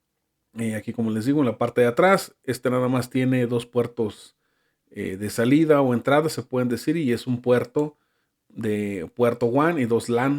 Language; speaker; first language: Spanish; native; Spanish